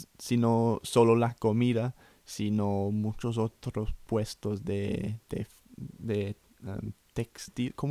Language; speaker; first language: Spanish; non-native, fluent; English